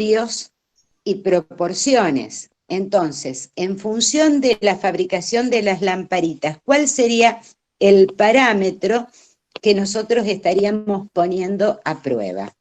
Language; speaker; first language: Spanish; native; Spanish